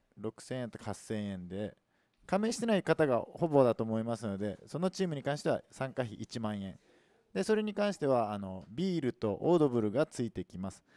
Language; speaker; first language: Japanese; native; Japanese